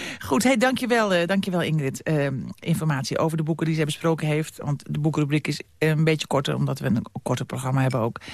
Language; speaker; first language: Dutch; native; Dutch